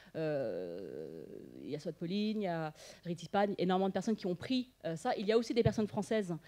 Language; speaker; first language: French; native; French